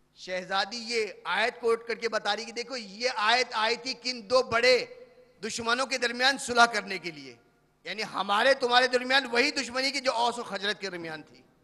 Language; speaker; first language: Urdu; native; Urdu